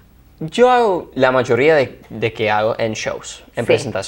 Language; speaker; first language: Spanish; non-native, fluent; English